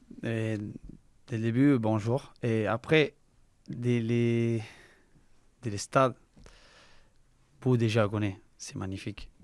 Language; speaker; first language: French; non-native, learner; Spanish